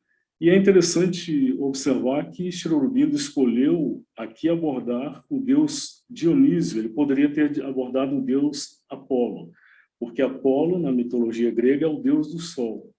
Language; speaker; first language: Portuguese; native; Portuguese